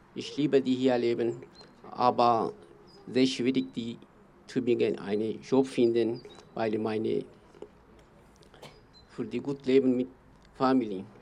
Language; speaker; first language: German; non-native, learner; Kurdish